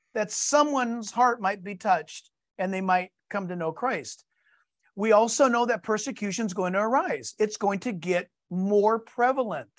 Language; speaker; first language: English; native; English